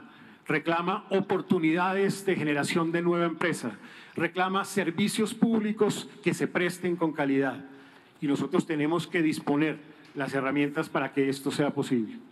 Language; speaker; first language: Spanish; native; Spanish